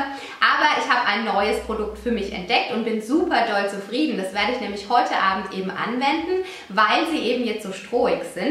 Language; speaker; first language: German; native; German